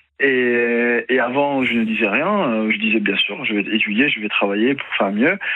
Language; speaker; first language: French; non-native, fluent; Italian